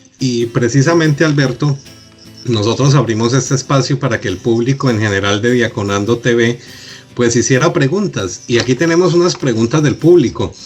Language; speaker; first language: Spanish; native; Spanish